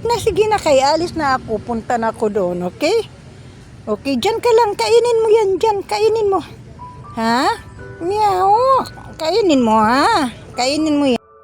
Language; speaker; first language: Filipino; non-native, local second language; Cebuano